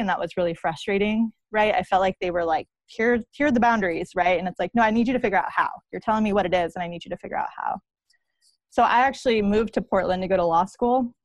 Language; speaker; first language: English; native; English